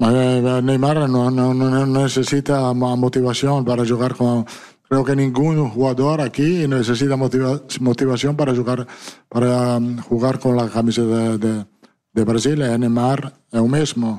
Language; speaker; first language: Spanish; non-native, fluent; Italian